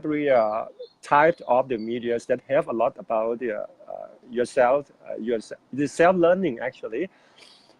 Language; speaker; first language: English; non-native, fluent; Thai